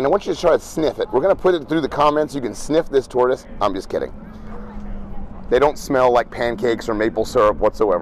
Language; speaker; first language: English; native; English